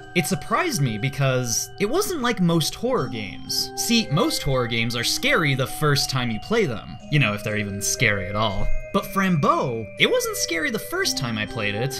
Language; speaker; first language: English; native; English